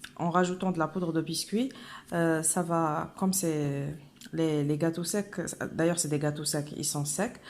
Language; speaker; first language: French; non-native, local second language; Arabic